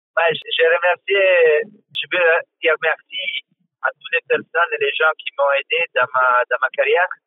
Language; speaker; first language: French; non-native, fluent; Italian